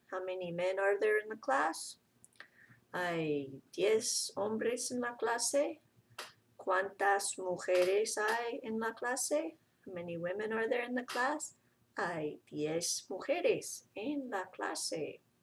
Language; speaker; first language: English; native; English